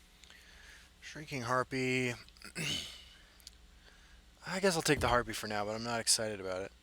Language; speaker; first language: English; native; English